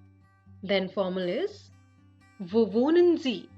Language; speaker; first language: German; non-native, fluent; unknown